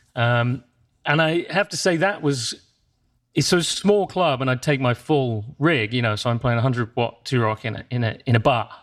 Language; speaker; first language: English; native; English